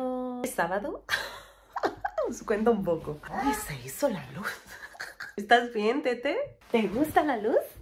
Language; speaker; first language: Spanish; native; Spanish